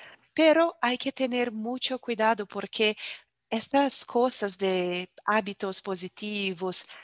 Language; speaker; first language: Spanish; non-native, fluent; Portuguese